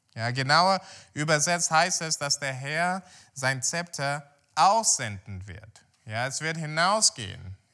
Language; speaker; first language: German; non-native, fluent; Portuguese